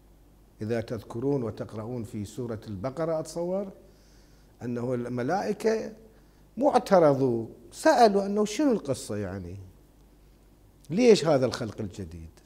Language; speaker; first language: Arabic; native; Arabic